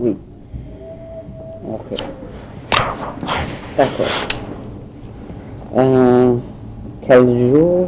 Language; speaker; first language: French; non-native, learner; English